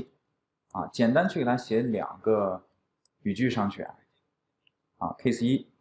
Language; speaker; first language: Chinese; native; Chinese